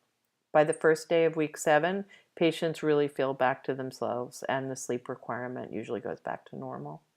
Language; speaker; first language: English; native; English